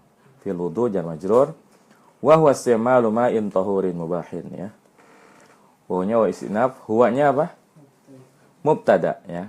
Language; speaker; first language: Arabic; non-native, fluent; Indonesian